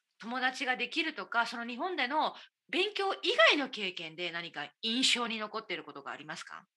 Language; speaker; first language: Japanese; native; Japanese